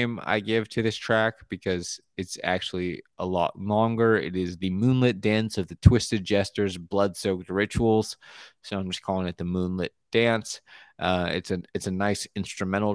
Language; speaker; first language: English; native; English